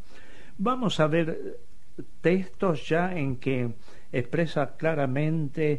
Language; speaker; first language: Spanish; native; Spanish